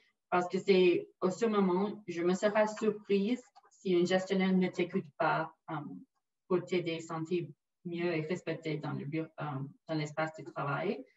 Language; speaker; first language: French; non-native, local second language; English